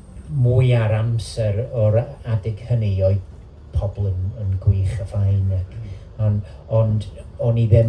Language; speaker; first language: Welsh; non-native, local second language; English